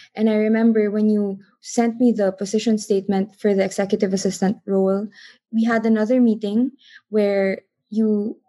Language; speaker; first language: English; non-native, local second language; Filipino